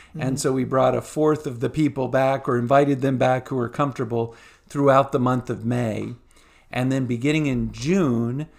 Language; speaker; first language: English; native; English